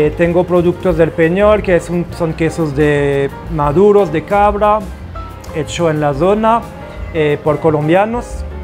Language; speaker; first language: Spanish; non-native, fluent; French